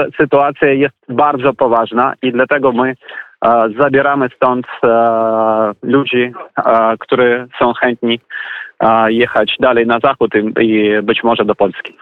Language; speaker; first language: Polish; non-native, fluent; Ukrainian